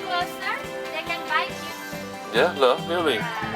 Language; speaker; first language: English; non-native, learner; Thai